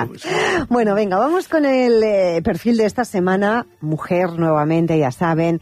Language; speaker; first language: Spanish; native; Spanish